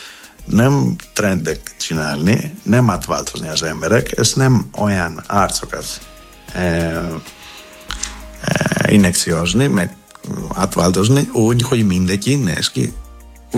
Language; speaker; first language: Hungarian; non-native, fluent; Greek